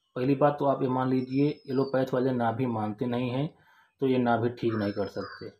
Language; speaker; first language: Hindi; native; Hindi